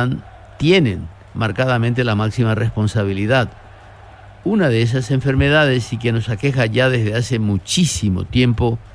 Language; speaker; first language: Spanish; native; Spanish